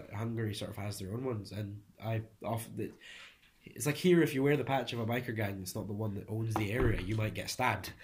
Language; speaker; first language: English; early bilingual, other home language; Hungarian